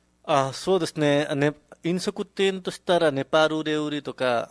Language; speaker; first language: Japanese; non-native, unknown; Nepali